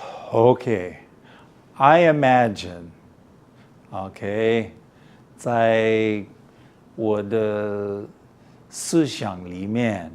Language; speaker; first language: Chinese; early bilingual, heritage; English